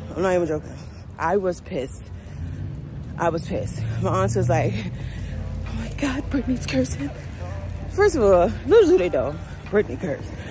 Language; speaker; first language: English; native; English